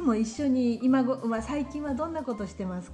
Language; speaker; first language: Japanese; native; Japanese